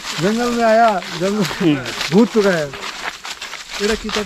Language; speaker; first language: Hindi; non-native, learner; Bangla